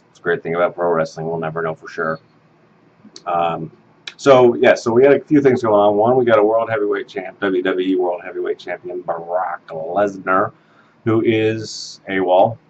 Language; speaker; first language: English; native; English